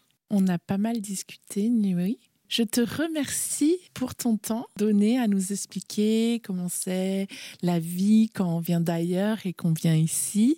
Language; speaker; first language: French; native; French